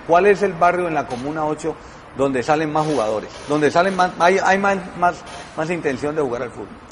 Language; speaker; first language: Spanish; native; Spanish